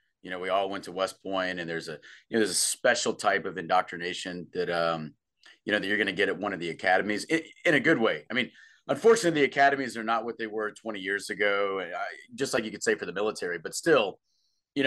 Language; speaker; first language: English; native; English